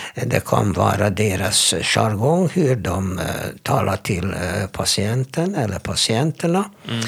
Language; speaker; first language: Swedish; non-native, fluent; Hebrew